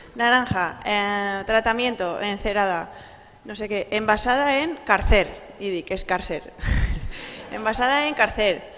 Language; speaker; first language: Spanish; non-native, local second language; Catalan